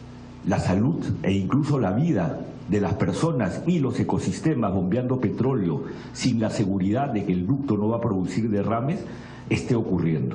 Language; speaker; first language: Spanish; native; Spanish